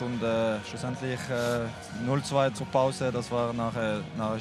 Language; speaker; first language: German; non-native, local second language; French